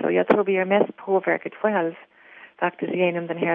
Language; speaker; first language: Swedish; non-native, fluent; English